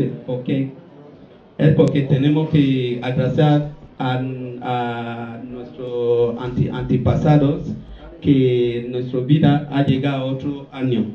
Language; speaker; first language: Spanish; non-native, learner; Bini